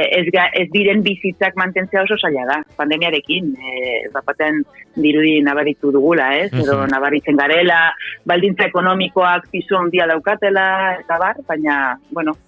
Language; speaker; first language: Basque; non-native, local second language; Spanish